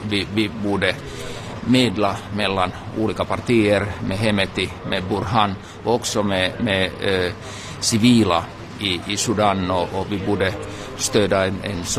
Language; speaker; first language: Swedish; non-native, local second language; Finnish